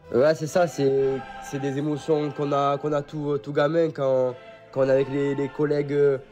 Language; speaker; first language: French; native; French